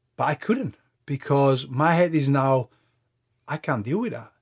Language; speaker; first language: English; non-native, fluent; Bulgarian